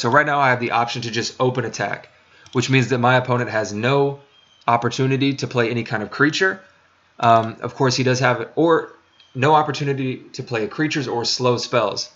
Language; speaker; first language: English; native; English